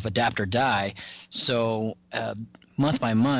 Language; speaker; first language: English; native; English